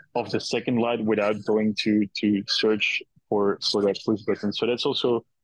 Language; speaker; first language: English; non-native, fluent; Dutch